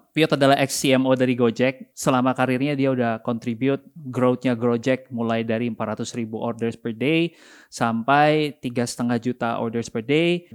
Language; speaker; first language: Indonesian; native; Indonesian